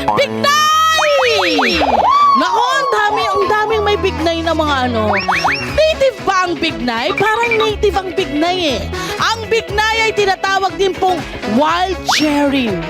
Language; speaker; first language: Filipino; native; Filipino